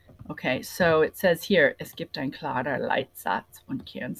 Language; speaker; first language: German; non-native, fluent; English